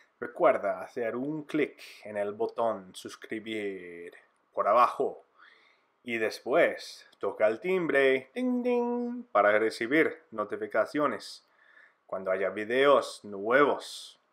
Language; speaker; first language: Spanish; non-native, fluent; English